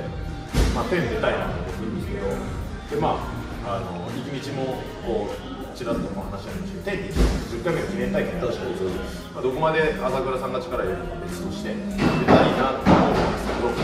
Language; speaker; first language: Japanese; native; Japanese